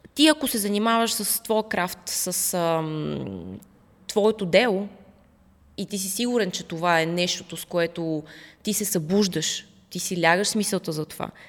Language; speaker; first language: Bulgarian; early bilingual, other home language; Russian